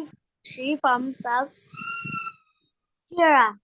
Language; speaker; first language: English; non-native, learner; Vietnamese